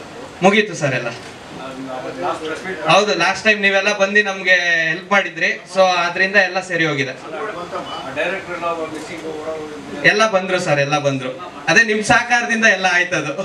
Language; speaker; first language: Kannada; native; Kannada